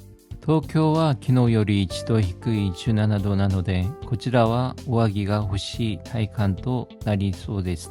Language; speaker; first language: Japanese; non-native, fluent; Korean